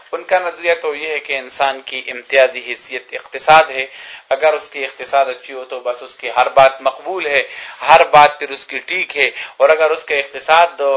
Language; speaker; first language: Urdu; non-native, local second language; Pashto